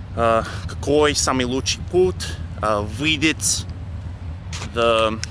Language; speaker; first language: Russian; non-native, learner; English